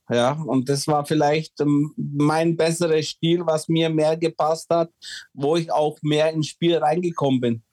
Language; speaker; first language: German; early bilingual, other home language; Czech